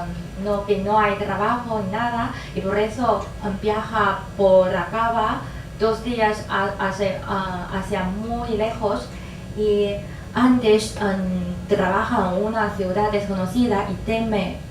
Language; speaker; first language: Spanish; non-native, fluent; Chinese